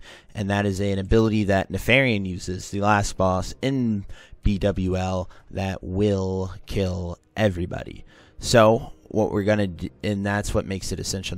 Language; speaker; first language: English; native; English